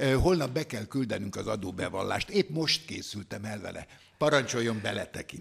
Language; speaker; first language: Hungarian; native; Hungarian